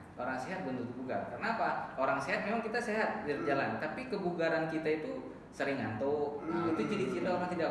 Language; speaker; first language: Indonesian; native; Indonesian